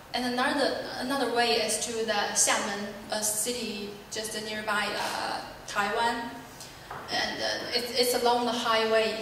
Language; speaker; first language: English; non-native, learner; Chinese